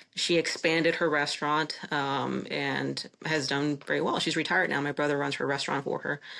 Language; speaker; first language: English; non-native, fluent; Spanish